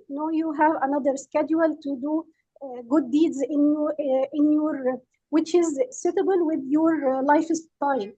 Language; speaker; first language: English; non-native, fluent; Arabic